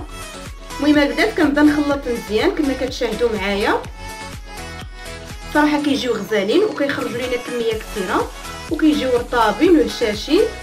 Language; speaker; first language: Arabic; native; Arabic